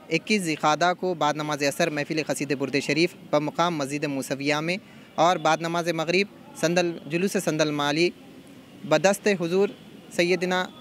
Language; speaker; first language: Urdu; native; Urdu